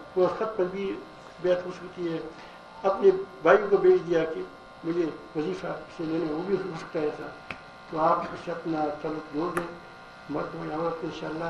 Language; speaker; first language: Urdu; non-native, local second language; Pashto